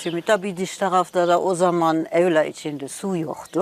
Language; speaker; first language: Turkish; non-native, learner; German